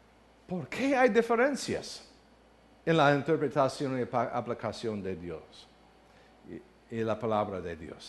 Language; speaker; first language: Spanish; non-native, learner; English